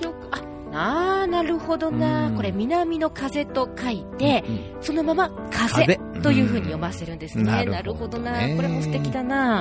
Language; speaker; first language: Japanese; native; Japanese